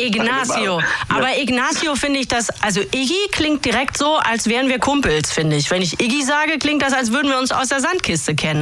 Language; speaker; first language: German; native; German